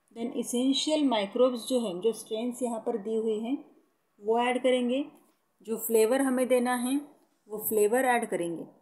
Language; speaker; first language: Hindi; non-native, local second language; Marathi